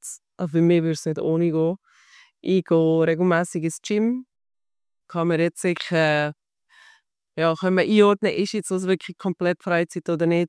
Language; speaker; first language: German; native; German